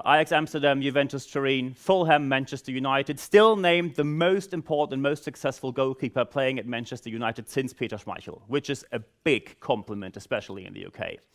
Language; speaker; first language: English; non-native, fluent; German